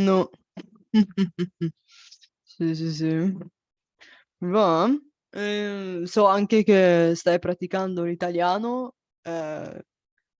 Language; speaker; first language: Italian; non-native, fluent; Bulgarian